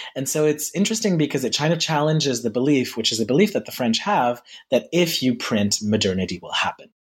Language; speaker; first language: English; early bilingual, heritage; French